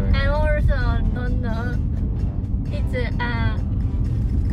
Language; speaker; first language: English; non-native, learner; Japanese